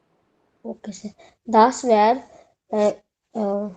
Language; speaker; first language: German; non-native, learner; Hindi